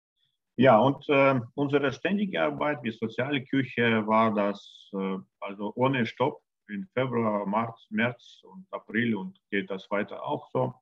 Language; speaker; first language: German; non-native, learner; Russian